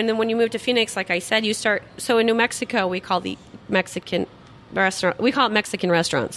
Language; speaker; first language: English; native; English